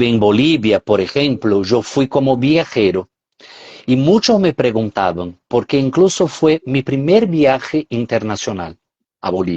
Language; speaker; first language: Spanish; non-native, fluent; Portuguese